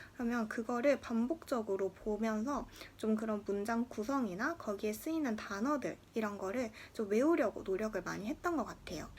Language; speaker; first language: Korean; native; Korean